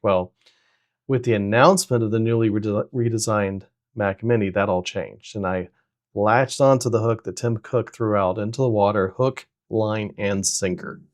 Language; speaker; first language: English; native; English